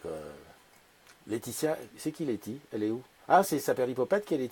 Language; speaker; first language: French; native; French